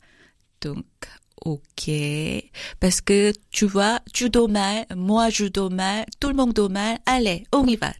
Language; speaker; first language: French; non-native, fluent; Korean